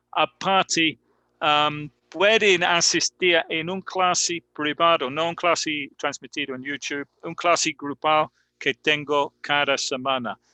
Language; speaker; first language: Spanish; non-native, fluent; English